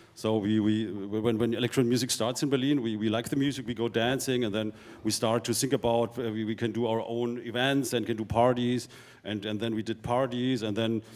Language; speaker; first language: English; non-native, fluent; German